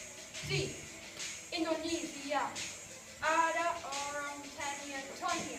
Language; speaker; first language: Indonesian; non-native, learner; English